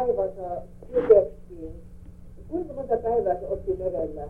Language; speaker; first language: Finnish; early bilingual, heritage; English